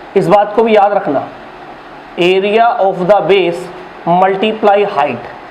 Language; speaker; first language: Hindi; native; Hindi